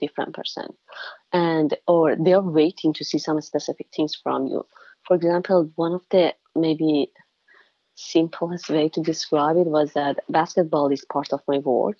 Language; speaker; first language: English; non-native, fluent; Persian